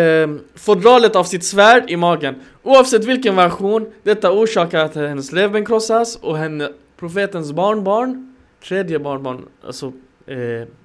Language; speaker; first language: Swedish; non-native, fluent; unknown